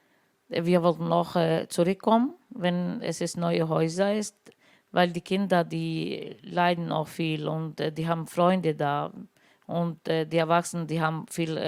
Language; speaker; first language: German; non-native, learner; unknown